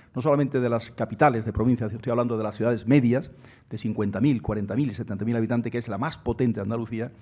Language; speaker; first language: Spanish; native; Spanish